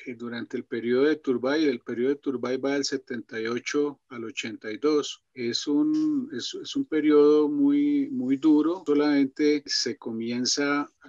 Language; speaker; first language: Spanish; native; Spanish